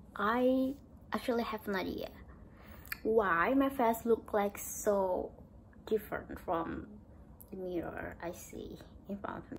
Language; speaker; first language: English; non-native, learner; Indonesian